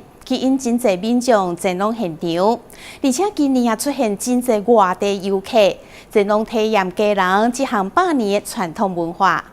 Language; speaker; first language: Chinese; native; Chinese